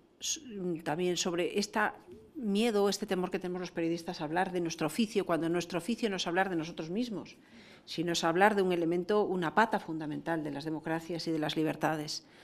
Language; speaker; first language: Spanish; native; Spanish